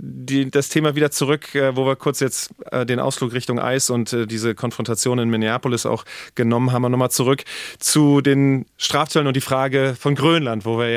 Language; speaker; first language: German; native; German